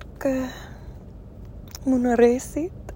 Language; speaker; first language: Finnish; non-native, learner; English